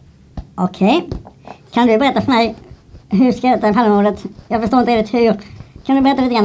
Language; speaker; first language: Swedish; native; Swedish